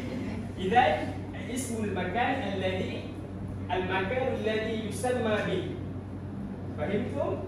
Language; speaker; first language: Arabic; non-native, learner; Malay